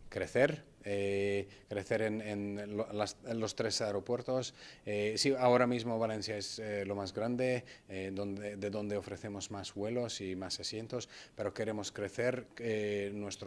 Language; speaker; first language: Spanish; non-native, fluent; Hungarian